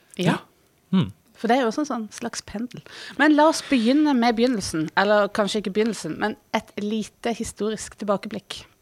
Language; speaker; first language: Norwegian; native; Norwegian